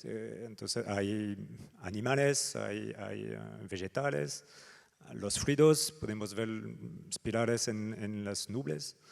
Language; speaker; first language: Spanish; non-native, fluent; French